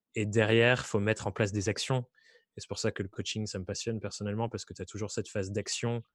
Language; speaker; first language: French; native; French